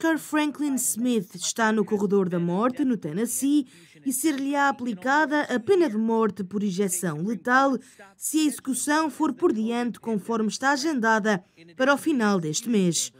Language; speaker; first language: Portuguese; native; Portuguese